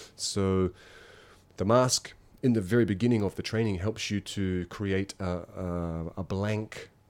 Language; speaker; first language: English; native; English